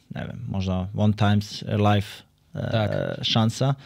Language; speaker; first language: Polish; non-native, fluent; Serbian